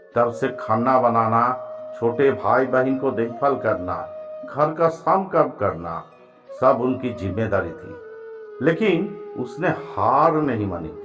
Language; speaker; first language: Hindi; non-native, local second language; Bangla